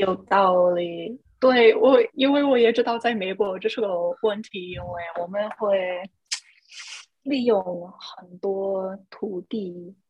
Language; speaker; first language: Chinese; non-native, fluent; English